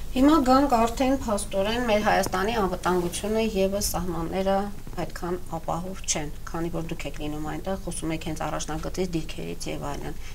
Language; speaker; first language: Armenian; native; Armenian